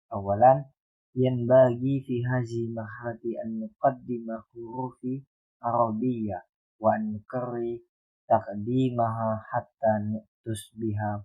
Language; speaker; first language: Arabic; non-native, learner; Indonesian